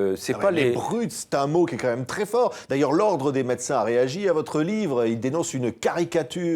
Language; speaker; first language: French; native; French